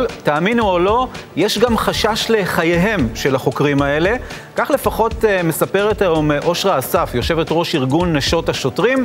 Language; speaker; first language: Hebrew; native; Hebrew